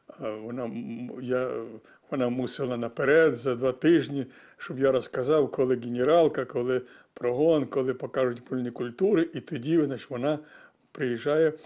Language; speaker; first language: Ukrainian; native; Ukrainian